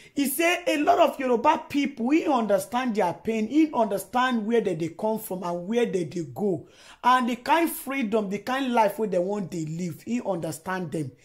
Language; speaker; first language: Nigerian Pidgin; non-native, local second language; Yoruba